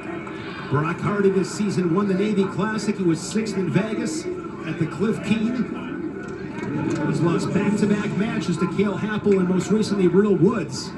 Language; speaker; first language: English; native; English